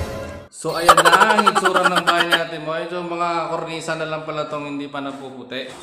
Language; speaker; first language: Filipino; native; Filipino